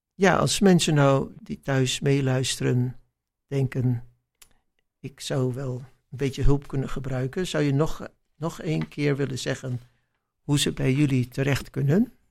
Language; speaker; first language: Dutch; native; Dutch